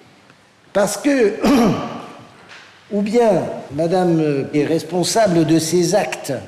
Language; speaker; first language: French; native; French